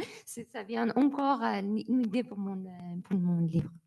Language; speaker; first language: French; non-native, learner; Persian